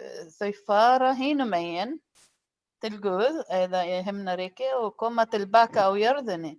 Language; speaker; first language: Icelandic; non-native, learner; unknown